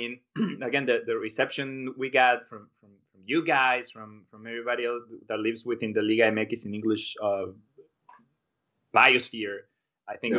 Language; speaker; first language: English; non-native, fluent; Spanish